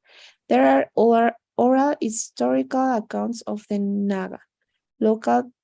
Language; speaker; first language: English; non-native, learner; Spanish